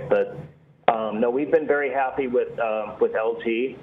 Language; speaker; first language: English; native; English